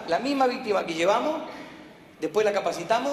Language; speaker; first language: Spanish; native; Spanish